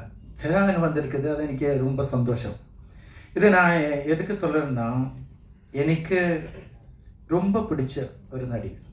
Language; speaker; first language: Tamil; non-native, learner; Malayalam